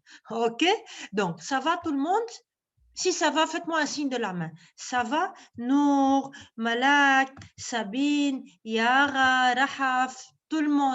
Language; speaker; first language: French; non-native, local second language; Arabic